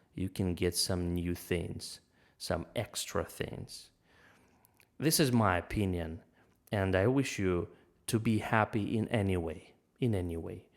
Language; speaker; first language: English; non-native, fluent; Russian